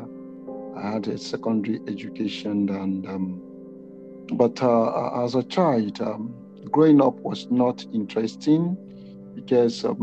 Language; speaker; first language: English; non-native, local second language; Yoruba